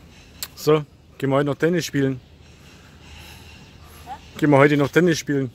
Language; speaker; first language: German; native; German